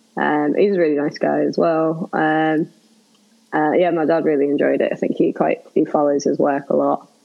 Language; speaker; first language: English; native; English